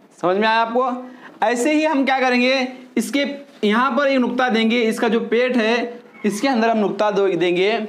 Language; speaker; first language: Hindi; native; Hindi